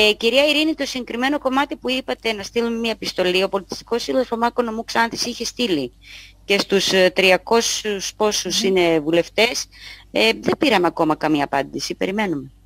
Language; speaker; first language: Greek; non-native, local second language; Bulgarian